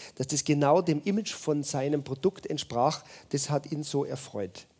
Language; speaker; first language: German; native; German